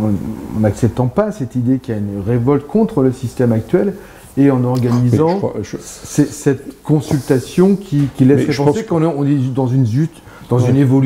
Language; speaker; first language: French; native; French